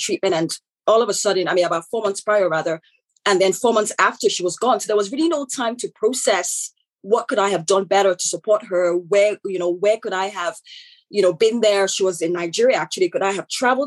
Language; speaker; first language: English; non-native, local second language; Yoruba